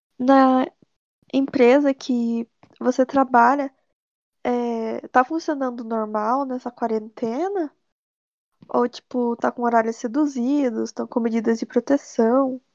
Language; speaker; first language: Portuguese; native; Portuguese